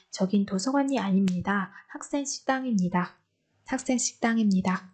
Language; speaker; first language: Korean; non-native, fluent; Vietnamese